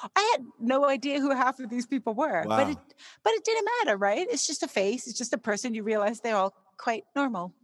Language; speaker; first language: English; native; English